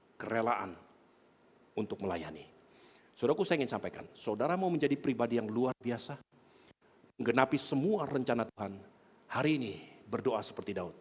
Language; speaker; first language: Indonesian; native; Indonesian